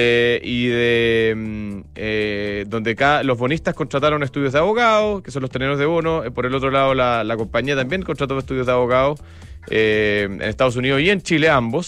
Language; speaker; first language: Spanish; native; Spanish